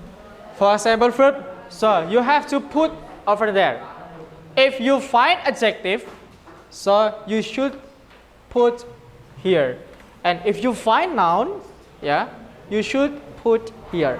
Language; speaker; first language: English; non-native, learner; Indonesian